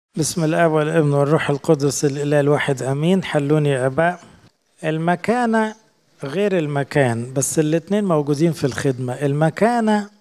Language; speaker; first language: Arabic; native; Arabic